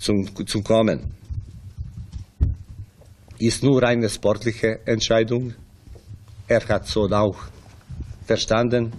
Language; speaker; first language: German; non-native, fluent; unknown